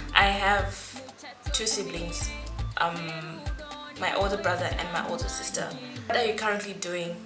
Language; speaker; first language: English; non-native, local second language; Shona